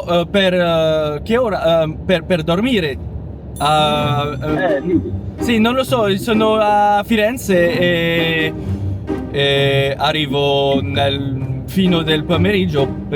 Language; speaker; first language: Italian; non-native, learner; French